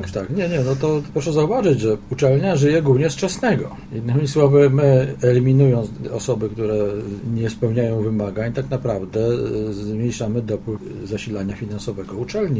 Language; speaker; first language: Polish; native; Polish